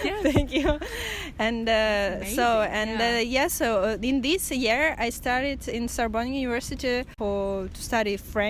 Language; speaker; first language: English; non-native, fluent; Russian